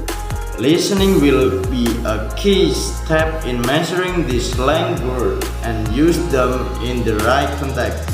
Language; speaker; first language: English; non-native, learner; Indonesian